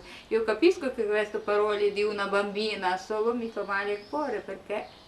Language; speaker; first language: Italian; non-native, learner; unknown